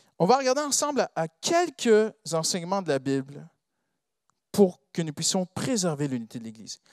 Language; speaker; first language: French; non-native, fluent; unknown